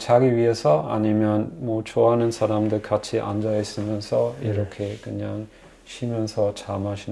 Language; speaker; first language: Korean; non-native, fluent; German